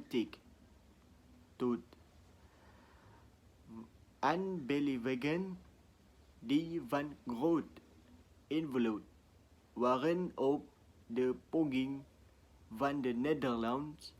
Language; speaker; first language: Dutch; non-native, learner; Indonesian